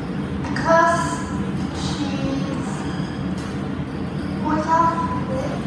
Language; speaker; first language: English; non-native, learner; Vietnamese